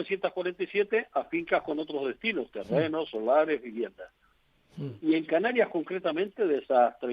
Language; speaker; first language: Spanish; native; Spanish